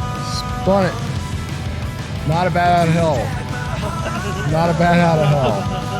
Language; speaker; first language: English; native; English